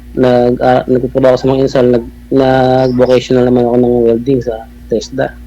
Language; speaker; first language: Filipino; native; Filipino